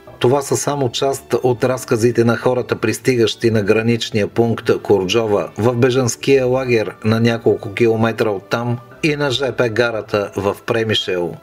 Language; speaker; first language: Bulgarian; native; Bulgarian